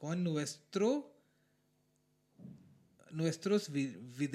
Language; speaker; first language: Spanish; non-native, learner; Hindi